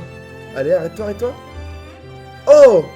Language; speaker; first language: French; native; French